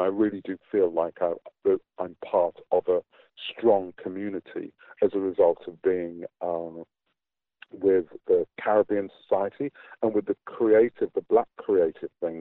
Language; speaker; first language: English; native; English